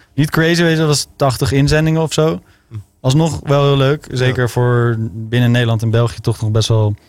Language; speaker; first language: Dutch; native; Dutch